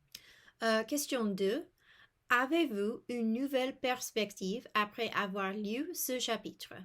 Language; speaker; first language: French; non-native, fluent; English